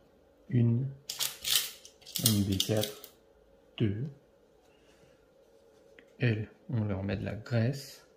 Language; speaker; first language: French; native; French